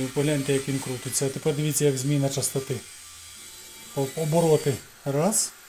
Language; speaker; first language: Ukrainian; native; Ukrainian